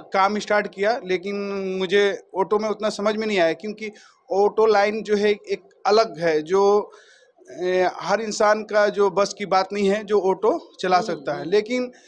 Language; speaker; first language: Hindi; native; Hindi